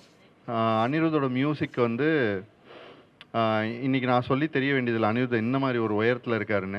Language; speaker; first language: Tamil; native; Tamil